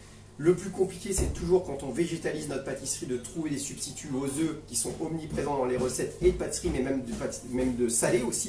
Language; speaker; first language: French; native; French